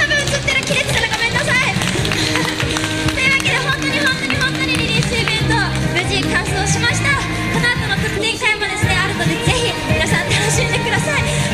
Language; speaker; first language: Japanese; native; Japanese